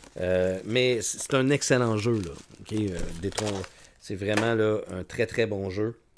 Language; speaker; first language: French; native; French